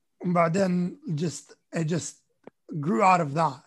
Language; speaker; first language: English; early bilingual, other home language; Arabic